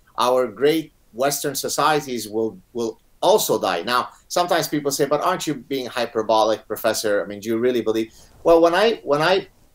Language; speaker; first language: English; non-native, fluent; Arabic